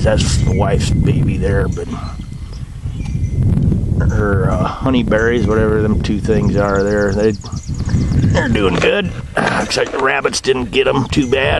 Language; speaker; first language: English; native; English